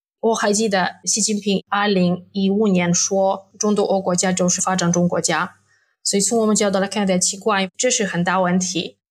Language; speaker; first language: Chinese; non-native, fluent; Polish